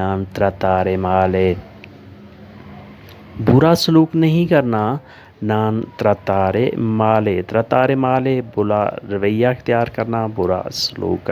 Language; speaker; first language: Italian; non-native, learner; Urdu